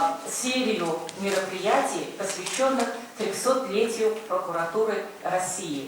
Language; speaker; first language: Russian; native; Russian